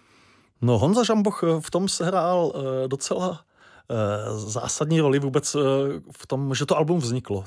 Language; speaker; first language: Czech; native; Czech